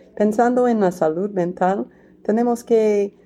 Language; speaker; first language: Spanish; non-native, fluent; English